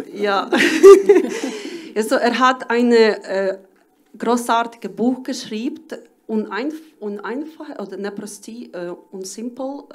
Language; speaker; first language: German; non-native, learner; Ukrainian